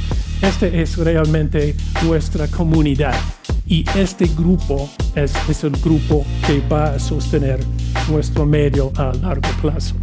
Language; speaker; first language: Spanish; non-native, fluent; English